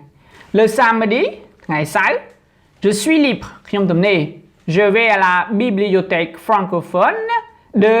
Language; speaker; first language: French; non-native, learner; Khmer